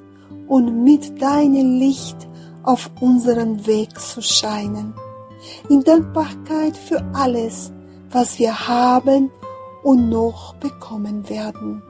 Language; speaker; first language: German; non-native, fluent; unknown